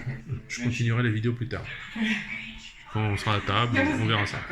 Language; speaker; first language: French; native; French